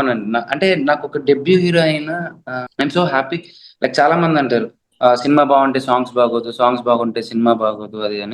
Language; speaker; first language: Telugu; native; Telugu